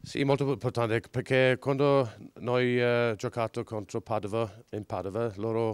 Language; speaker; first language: Italian; non-native, learner; English